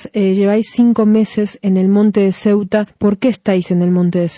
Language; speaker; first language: Spanish; native; Spanish